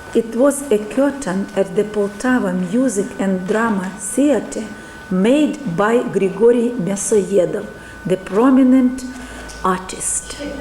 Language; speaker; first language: English; non-native, fluent; Ukrainian